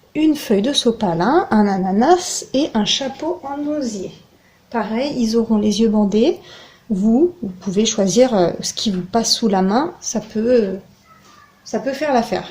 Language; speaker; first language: French; native; French